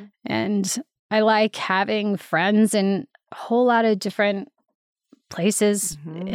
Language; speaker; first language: English; native; English